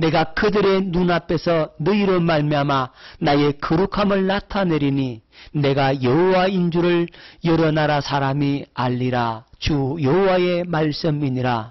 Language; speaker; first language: Korean; native; Korean